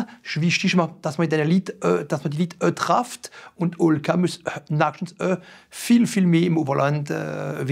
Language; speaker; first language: German; non-native, local second language; French